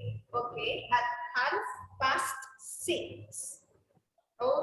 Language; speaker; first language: English; non-native, learner; Spanish